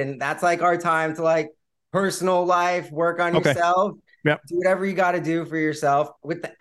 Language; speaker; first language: English; native; English